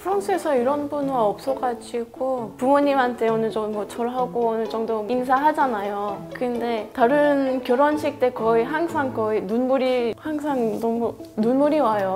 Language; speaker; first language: Korean; non-native, fluent; French